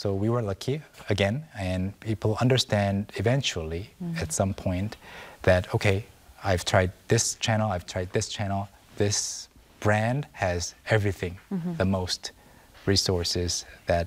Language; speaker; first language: English; non-native, fluent; Korean